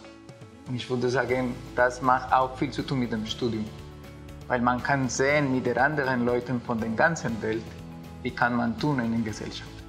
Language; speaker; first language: German; non-native, fluent; Spanish